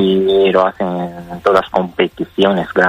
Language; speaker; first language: Spanish; non-native, fluent; Japanese